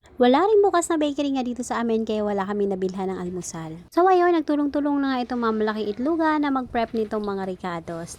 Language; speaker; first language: Filipino; non-native, local second language; Cebuano